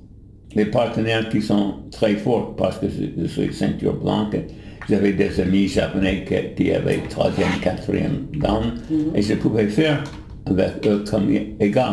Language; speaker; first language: French; non-native, fluent; English